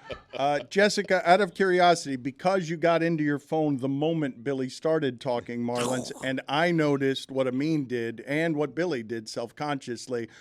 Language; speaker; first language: English; native; English